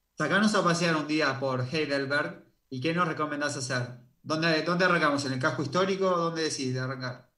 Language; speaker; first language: Spanish; native; Spanish